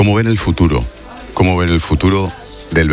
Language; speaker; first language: Spanish; native; Spanish